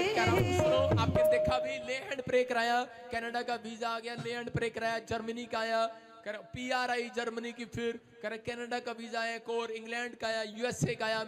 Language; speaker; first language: Hindi; non-native, local second language; Punjabi